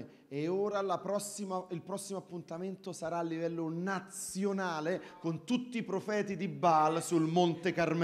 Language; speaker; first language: Italian; native; Italian